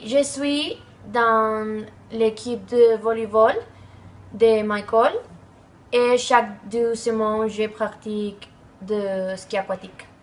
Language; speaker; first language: French; non-native, learner; Spanish